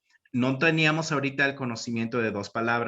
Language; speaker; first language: Spanish; native; Spanish